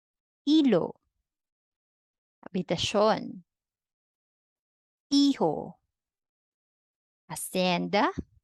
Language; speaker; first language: Spanish; non-native, fluent; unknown